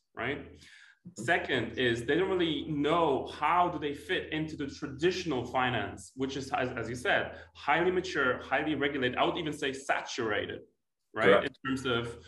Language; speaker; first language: English; non-native, fluent; Polish